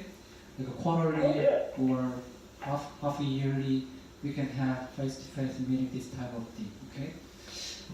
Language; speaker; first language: English; non-native, learner; Korean